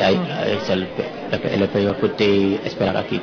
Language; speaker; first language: Spanish; non-native, learner; Wolof